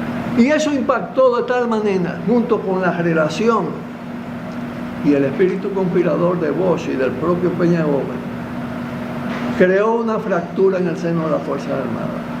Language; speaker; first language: Spanish; native; Spanish